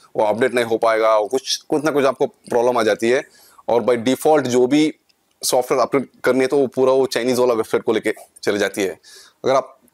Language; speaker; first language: Hindi; non-native, local second language; Kannada